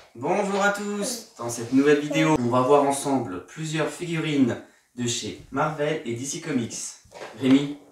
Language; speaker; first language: French; native; French